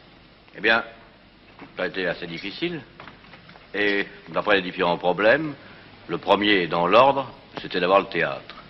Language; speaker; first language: French; native; French